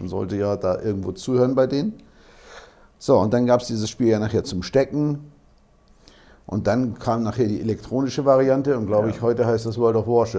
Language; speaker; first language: German; native; German